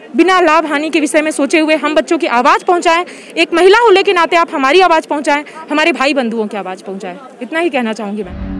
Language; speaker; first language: Hindi; native; Hindi